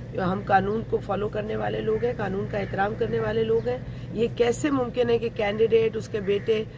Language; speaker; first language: Urdu; non-native, local second language; Sindhi